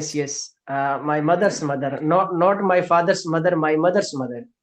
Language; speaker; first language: English; non-native, learner; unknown